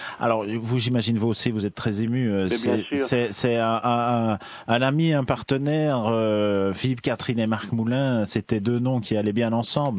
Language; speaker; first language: French; native; French